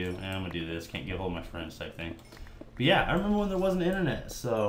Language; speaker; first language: English; native; English